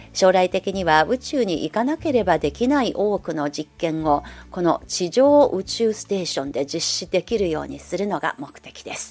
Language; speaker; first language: Japanese; non-native, local second language; Chinese